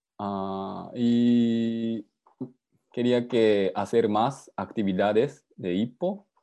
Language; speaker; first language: Spanish; non-native, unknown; Japanese